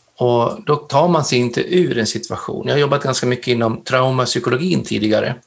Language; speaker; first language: Swedish; native; Swedish